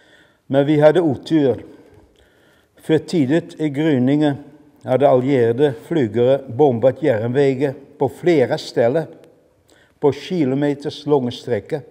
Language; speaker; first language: Swedish; non-native, fluent; Dutch